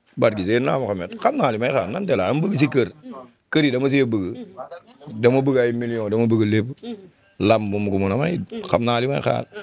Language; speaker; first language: Wolof; non-native, local second language; Fula